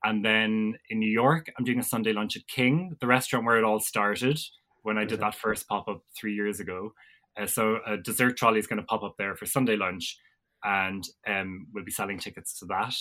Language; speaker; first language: English; native; English